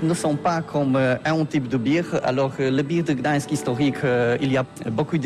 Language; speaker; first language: French; non-native, fluent; Polish